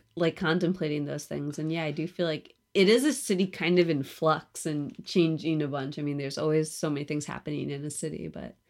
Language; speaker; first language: English; native; English